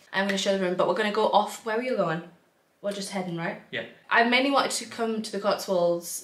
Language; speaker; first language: English; native; English